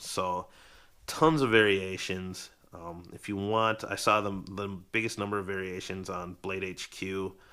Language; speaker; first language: English; native; English